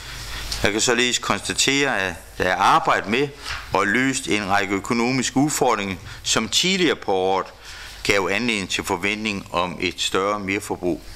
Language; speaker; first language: Danish; native; Danish